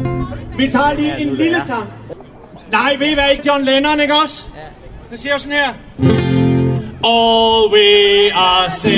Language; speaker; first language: Danish; native; Danish